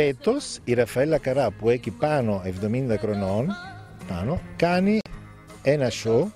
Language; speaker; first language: Greek; non-native, fluent; Italian